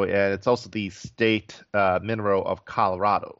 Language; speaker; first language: English; native; English